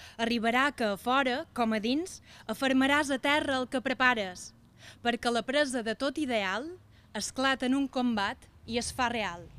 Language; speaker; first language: Catalan; native; Catalan